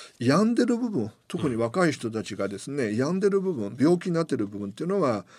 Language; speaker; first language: Japanese; non-native, fluent; Chinese